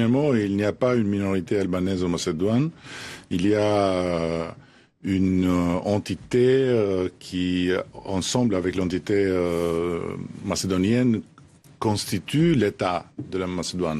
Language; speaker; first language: French; non-native, fluent; Albanian